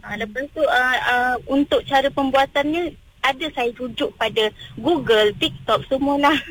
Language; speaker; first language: Malay; non-native, local second language; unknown